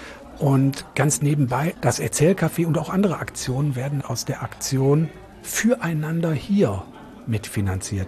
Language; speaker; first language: German; native; German